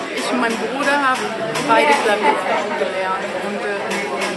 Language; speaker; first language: German; non-native, fluent; Japanese